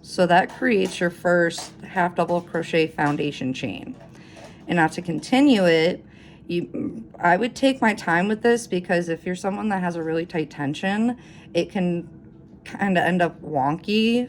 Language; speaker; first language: English; native; English